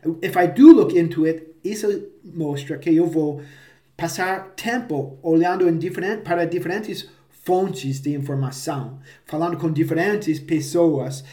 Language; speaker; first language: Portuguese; non-native, fluent; English